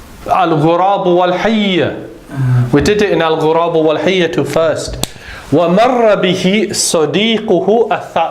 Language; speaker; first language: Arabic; non-native, fluent; English